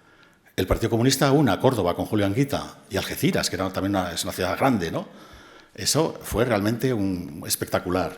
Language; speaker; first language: Spanish; native; Spanish